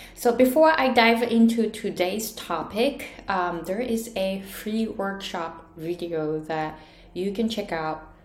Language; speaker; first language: English; non-native, fluent; Japanese